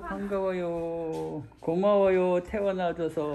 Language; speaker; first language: Korean; native; Korean